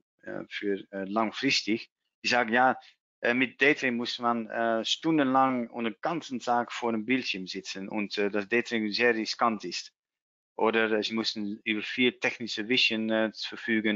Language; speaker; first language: German; non-native, learner; Dutch